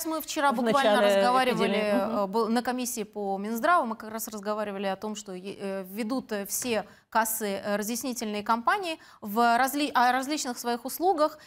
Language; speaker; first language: Russian; native; Russian